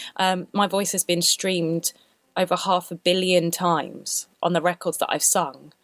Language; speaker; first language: English; native; English